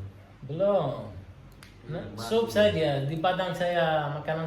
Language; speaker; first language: Indonesian; non-native, learner; Arabic